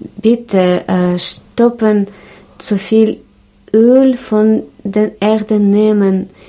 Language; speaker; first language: German; non-native, learner; Russian